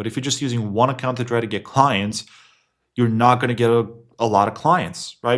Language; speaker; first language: English; non-native, fluent; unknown